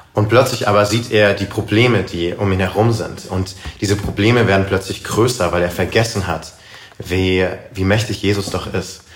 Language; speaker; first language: German; native; German